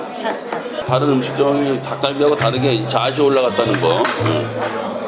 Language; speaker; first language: Korean; native; Korean